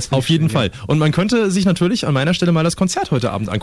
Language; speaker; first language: German; native; German